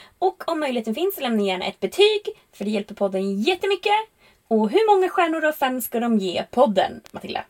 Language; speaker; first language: Swedish; native; Swedish